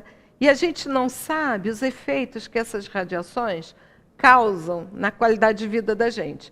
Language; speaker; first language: Portuguese; native; Portuguese